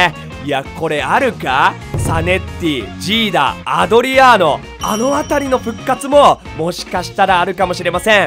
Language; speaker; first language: Japanese; native; Japanese